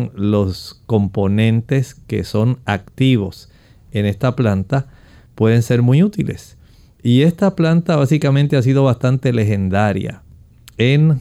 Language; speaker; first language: Spanish; native; Spanish